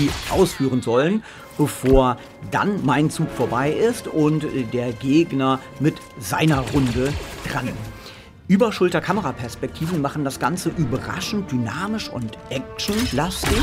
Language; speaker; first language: German; native; German